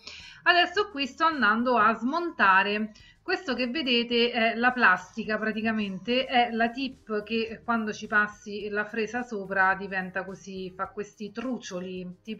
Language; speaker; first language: Italian; native; Italian